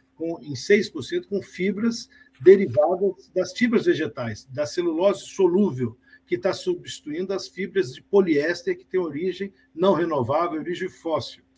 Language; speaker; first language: Portuguese; native; Portuguese